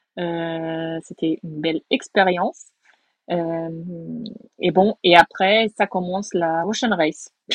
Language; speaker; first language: French; non-native, fluent; Portuguese